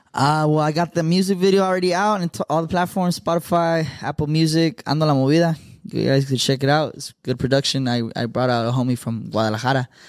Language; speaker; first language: English; early bilingual, other home language; Spanish